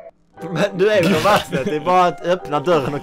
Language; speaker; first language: Swedish; native; Swedish